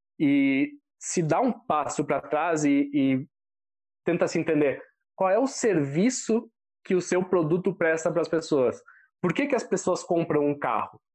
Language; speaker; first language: Portuguese; native; Portuguese